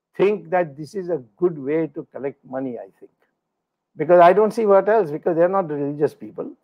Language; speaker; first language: English; non-native, local second language; Tamil